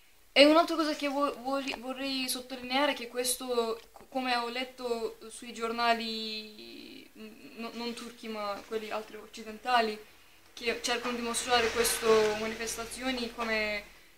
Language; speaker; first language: Italian; non-native, fluent; Turkish